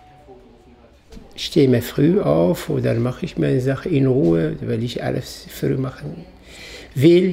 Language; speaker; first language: German; non-native, fluent; Arabic